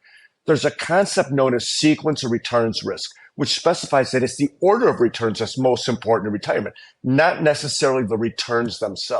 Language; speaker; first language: English; native; English